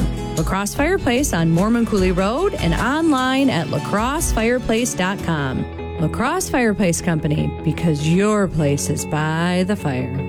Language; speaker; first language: English; native; English